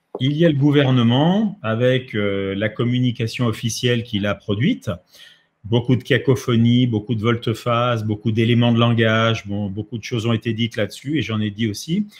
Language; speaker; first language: French; native; French